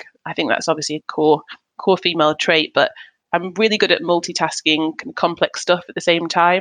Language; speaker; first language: English; native; English